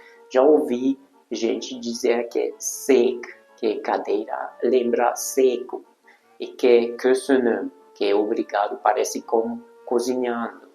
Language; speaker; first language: Portuguese; non-native, fluent; Hungarian